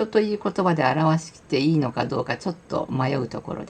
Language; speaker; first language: Japanese; native; Japanese